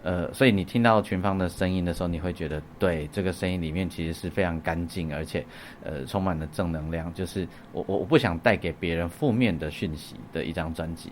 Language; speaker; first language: Chinese; native; Chinese